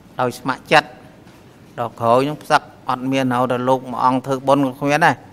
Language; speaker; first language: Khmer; native; Khmer